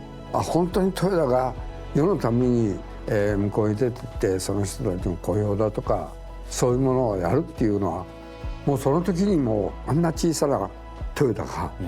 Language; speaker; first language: Japanese; native; Japanese